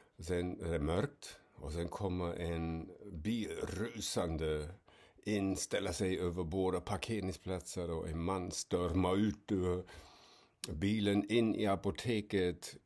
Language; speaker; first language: Swedish; non-native, fluent; German